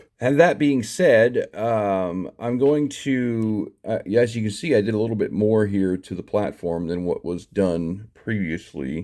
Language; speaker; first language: English; native; English